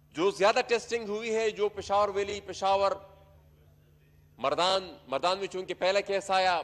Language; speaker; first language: Urdu; non-native, local second language; Pashto